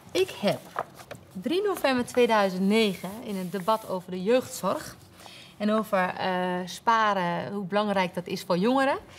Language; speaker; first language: Dutch; native; Dutch